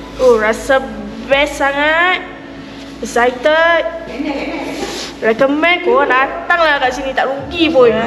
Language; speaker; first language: Malay; native; Malay